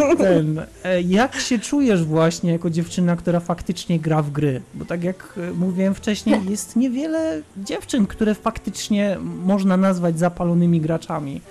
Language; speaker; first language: Polish; native; Polish